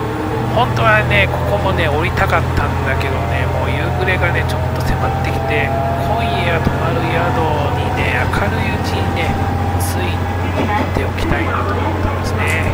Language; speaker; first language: Japanese; native; Japanese